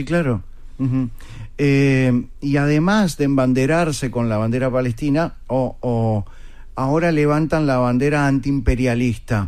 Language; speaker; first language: Spanish; native; Spanish